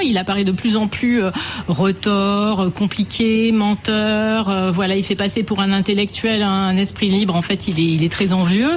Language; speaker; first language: French; native; French